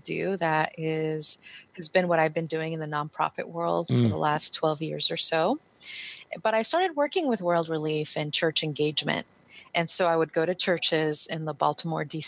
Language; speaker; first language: English; early bilingual, other home language; Spanish